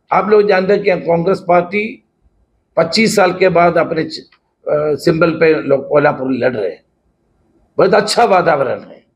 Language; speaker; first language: Hindi; non-native, local second language; Marathi